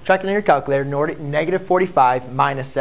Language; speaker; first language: English; native; English